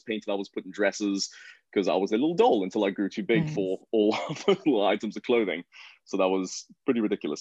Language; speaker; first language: English; native; English